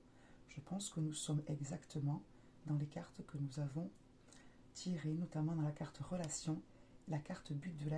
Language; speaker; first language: French; native; French